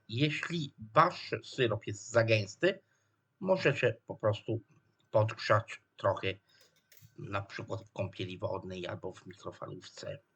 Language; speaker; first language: Polish; non-native, fluent; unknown